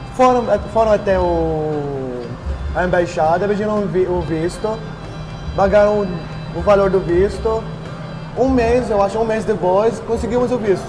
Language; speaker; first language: Portuguese; non-native, fluent; Arabic